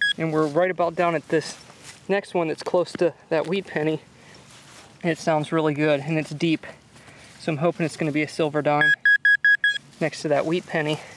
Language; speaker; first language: English; native; English